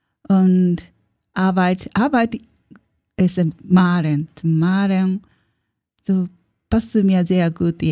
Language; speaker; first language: German; non-native, learner; Japanese